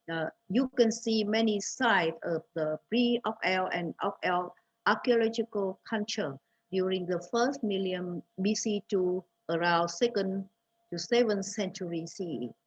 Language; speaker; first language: English; non-native, fluent; Vietnamese